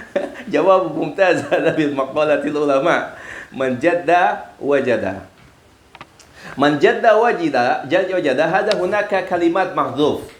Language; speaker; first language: Arabic; non-native, fluent; Indonesian